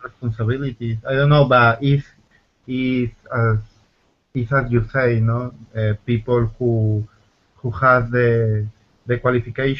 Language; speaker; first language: English; non-native, learner; Spanish